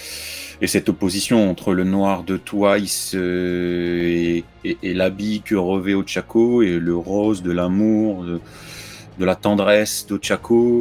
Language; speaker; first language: French; native; French